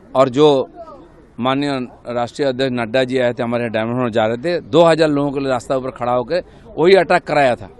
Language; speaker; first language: Hindi; non-native, local second language; Bangla